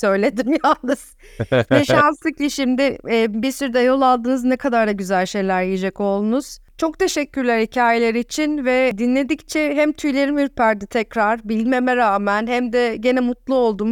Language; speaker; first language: Turkish; native; Turkish